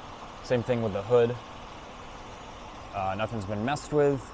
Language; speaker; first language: English; native; English